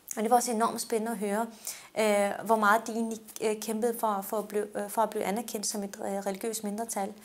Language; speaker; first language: Danish; early bilingual, other home language; Turkish